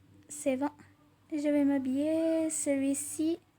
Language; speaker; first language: French; non-native, learner; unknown